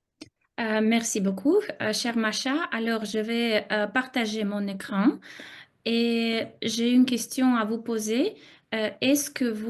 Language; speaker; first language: French; non-native, fluent; Russian